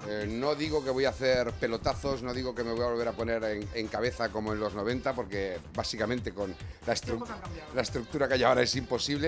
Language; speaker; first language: Spanish; native; Spanish